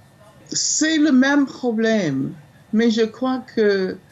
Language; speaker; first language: French; non-native, fluent; English